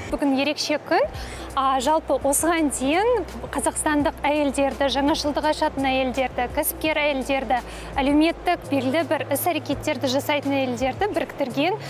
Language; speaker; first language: Kazakh; non-native, local second language; Russian